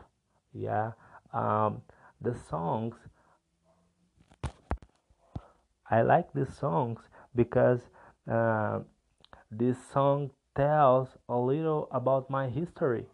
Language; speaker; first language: English; non-native, learner; Portuguese